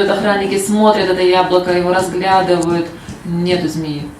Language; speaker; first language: Russian; native; Russian